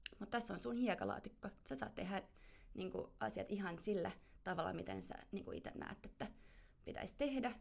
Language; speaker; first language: Finnish; non-native, fluent; German